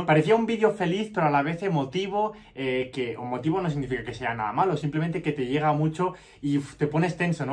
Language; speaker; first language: Spanish; native; Spanish